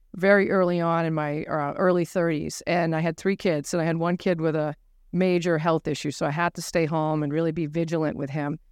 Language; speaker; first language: English; native; English